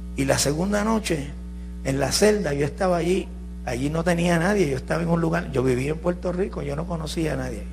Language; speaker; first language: Spanish; early bilingual, heritage; Spanish